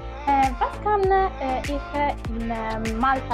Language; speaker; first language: German; non-native, learner; Italian